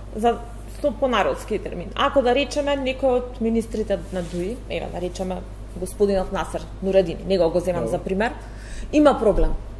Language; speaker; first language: Macedonian; native; Macedonian